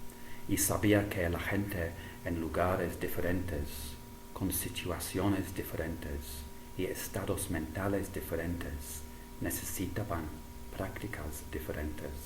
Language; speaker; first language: Spanish; non-native, fluent; English